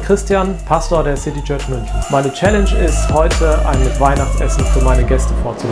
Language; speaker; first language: German; native; German